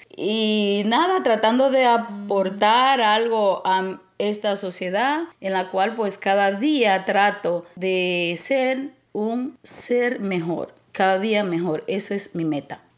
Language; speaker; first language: Spanish; native; Spanish